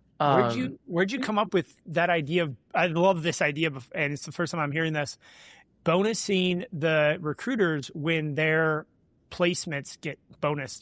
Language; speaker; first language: English; native; English